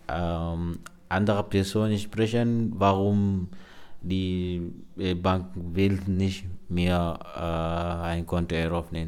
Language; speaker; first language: German; non-native, learner; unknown